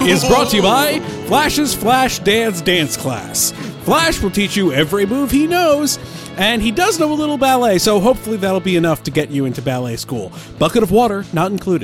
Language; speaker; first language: English; native; English